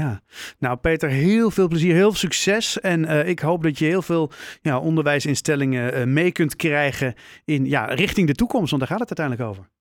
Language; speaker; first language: Dutch; native; Dutch